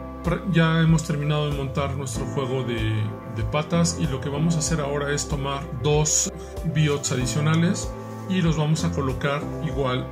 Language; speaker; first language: Spanish; native; Spanish